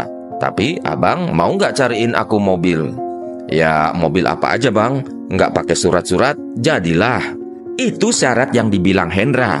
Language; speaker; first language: Indonesian; native; Indonesian